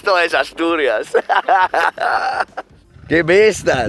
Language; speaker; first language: Spanish; non-native, learner; English